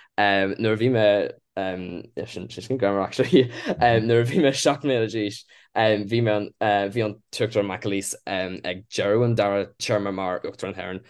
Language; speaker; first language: Irish; non-native, local second language; English